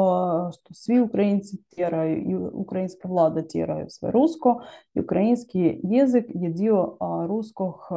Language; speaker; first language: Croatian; non-native, learner; Ukrainian